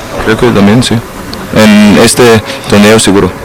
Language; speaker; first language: Spanish; non-native, learner; German